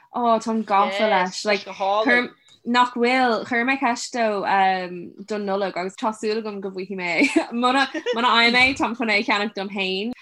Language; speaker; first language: Irish; non-native, local second language; English